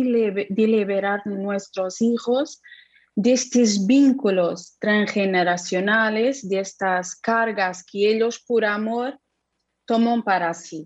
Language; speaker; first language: Spanish; non-native, fluent; Portuguese